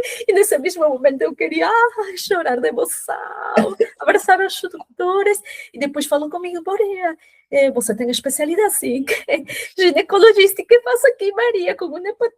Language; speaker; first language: Portuguese; non-native, fluent; Spanish